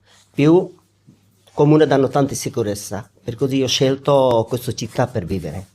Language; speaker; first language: Italian; non-native, learner; Bangla